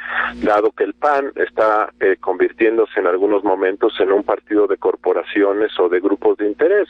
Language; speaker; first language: Spanish; native; Spanish